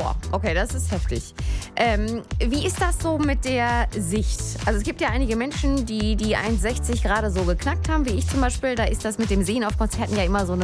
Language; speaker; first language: German; native; German